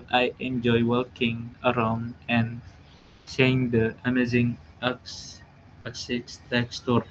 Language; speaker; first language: English; non-native, learner; Indonesian